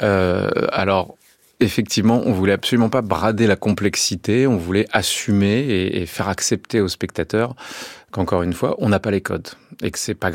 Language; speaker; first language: French; native; French